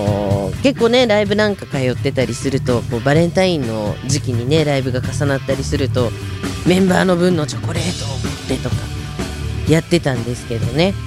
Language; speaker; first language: Japanese; native; Japanese